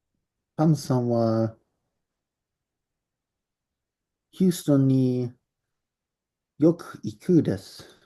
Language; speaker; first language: Japanese; non-native, learner; English